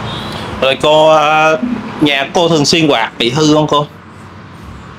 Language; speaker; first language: Vietnamese; native; Vietnamese